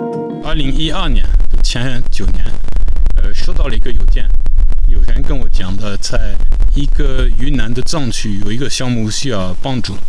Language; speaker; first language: Chinese; non-native, fluent; French